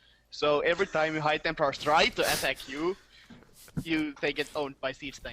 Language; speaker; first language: English; non-native, fluent; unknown